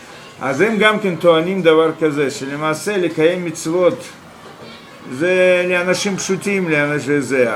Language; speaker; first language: Hebrew; non-native, fluent; Russian